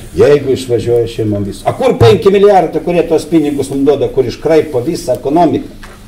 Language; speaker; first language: Lithuanian; native; Lithuanian